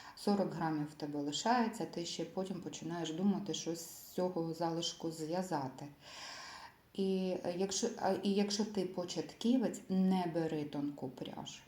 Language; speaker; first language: Ukrainian; non-native, local second language; Russian